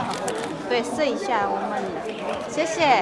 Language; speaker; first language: Chinese; non-native, learner; Indonesian